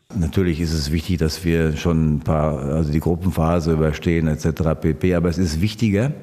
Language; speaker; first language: German; native; German